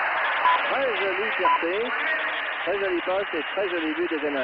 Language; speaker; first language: French; native; French